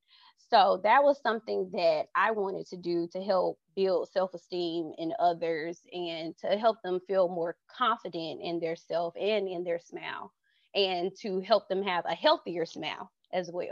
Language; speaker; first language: English; native; English